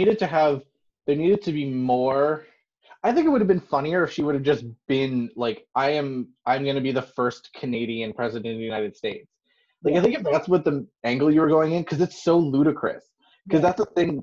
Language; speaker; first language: English; non-native, fluent; French